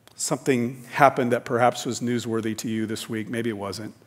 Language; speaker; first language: English; native; English